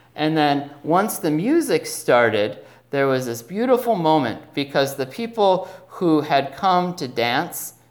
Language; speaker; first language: English; native; English